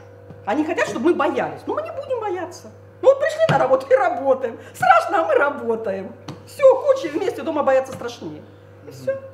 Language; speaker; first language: Russian; native; Russian